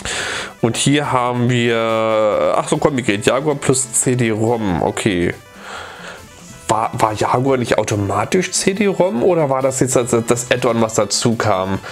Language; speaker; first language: German; native; German